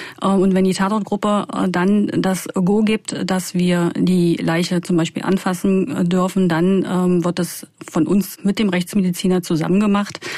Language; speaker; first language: German; native; German